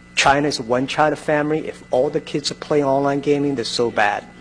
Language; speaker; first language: English; non-native, fluent; Chinese